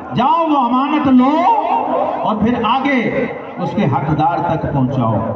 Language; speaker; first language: Urdu; non-native, local second language; Punjabi